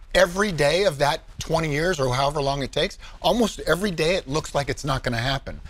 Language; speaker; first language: English; native; English